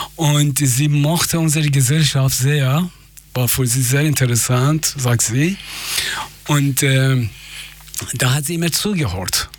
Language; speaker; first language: German; non-native, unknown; Persian